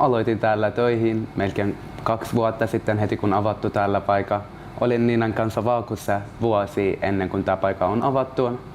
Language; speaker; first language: Finnish; non-native, learner; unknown